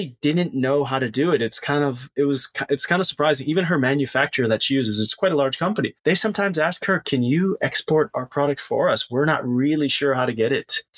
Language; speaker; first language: English; native; English